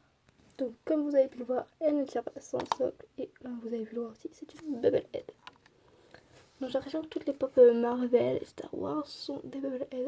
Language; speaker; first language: French; native; French